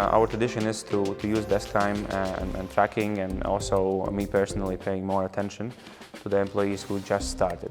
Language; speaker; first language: English; non-native, fluent; Latvian